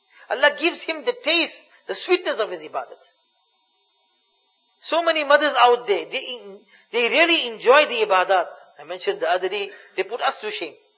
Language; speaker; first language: English; native; English